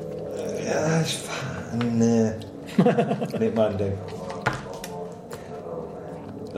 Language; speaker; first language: German; non-native, fluent; English